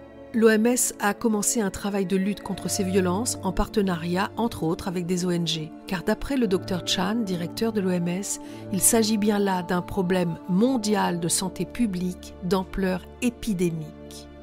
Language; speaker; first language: French; native; French